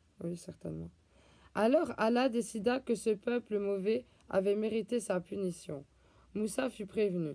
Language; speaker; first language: French; native; French